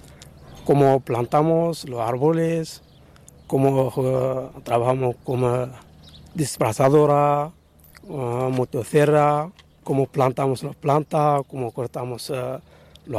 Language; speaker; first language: Spanish; non-native, learner; Arabic